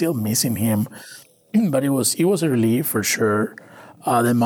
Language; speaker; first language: English; non-native, fluent; Spanish